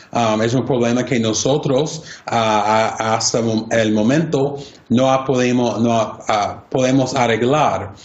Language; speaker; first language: Spanish; non-native, fluent; English